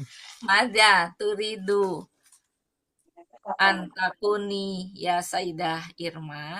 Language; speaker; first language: Arabic; non-native, learner; Indonesian